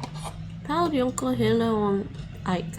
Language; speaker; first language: Finnish; non-native, learner; English